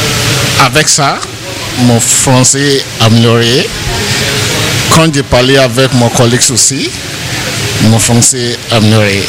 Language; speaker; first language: French; non-native, learner; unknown